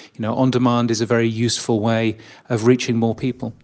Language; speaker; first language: English; native; English